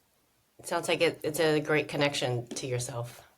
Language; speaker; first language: English; native; English